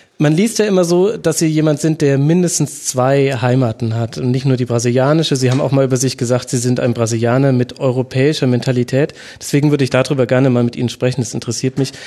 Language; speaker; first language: German; native; German